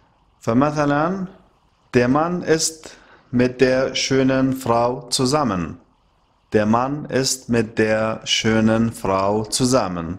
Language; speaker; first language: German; non-native, fluent; Arabic